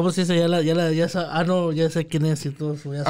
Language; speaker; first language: Spanish; native; Spanish